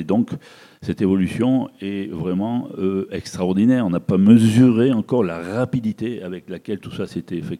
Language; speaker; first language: French; native; French